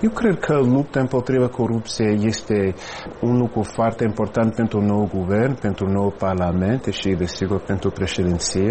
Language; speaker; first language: Romanian; non-native, fluent; English